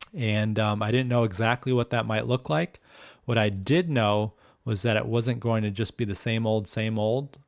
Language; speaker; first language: English; native; English